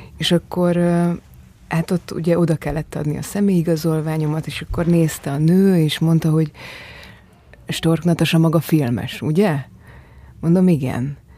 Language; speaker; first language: Hungarian; native; Hungarian